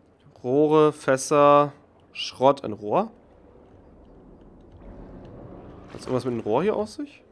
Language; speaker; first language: German; native; German